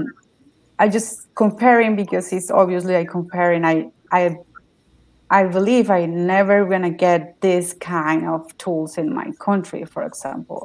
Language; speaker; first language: English; non-native, learner; Spanish